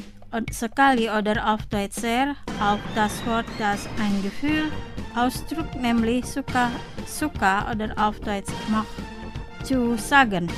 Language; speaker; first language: German; non-native, fluent; Indonesian